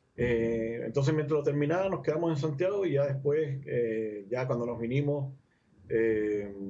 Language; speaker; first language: Spanish; native; Spanish